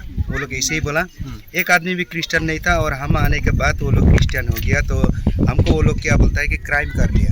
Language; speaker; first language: Hindi; non-native, local second language; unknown